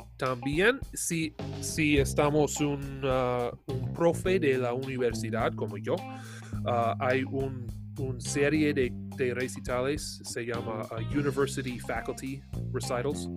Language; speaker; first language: Spanish; non-native, learner; English